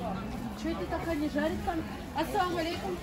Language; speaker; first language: Russian; native; Russian